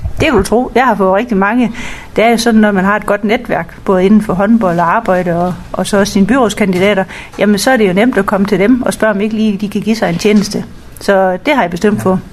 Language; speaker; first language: Danish; native; Danish